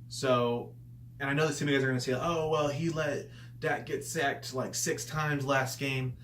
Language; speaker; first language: English; native; English